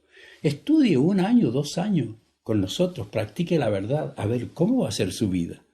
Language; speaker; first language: Spanish; native; Spanish